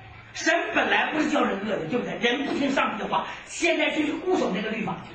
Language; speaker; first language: Chinese; native; Chinese